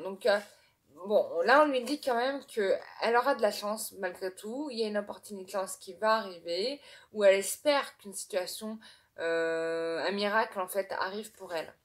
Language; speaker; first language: French; native; French